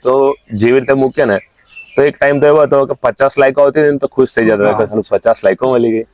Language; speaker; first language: Gujarati; non-native, local second language; Sindhi